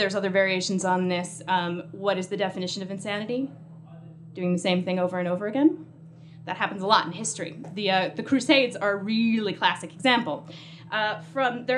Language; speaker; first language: English; native; English